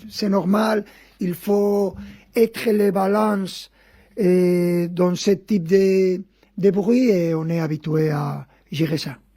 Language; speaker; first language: French; non-native, fluent; Spanish